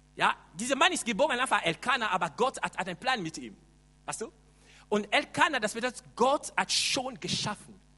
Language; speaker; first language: German; non-native, fluent; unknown